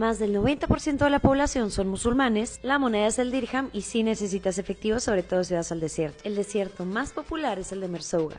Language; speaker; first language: Spanish; native; Spanish